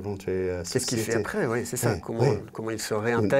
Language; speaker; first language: French; native; French